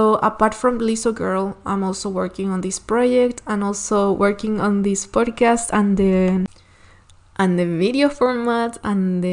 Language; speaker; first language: English; non-native, fluent; Spanish